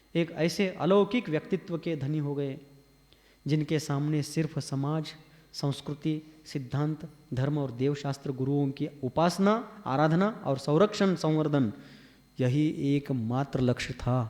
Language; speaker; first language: Hindi; non-native, local second language; Marathi